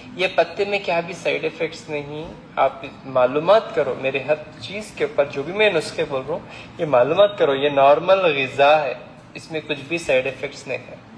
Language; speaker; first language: Hindi; non-native, local second language; Urdu